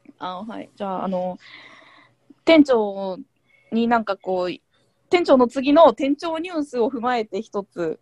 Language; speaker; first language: Japanese; native; Japanese